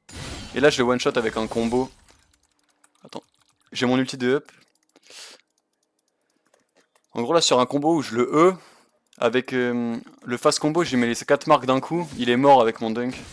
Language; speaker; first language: French; native; French